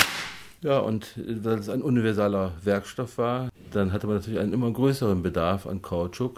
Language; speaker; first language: German; native; German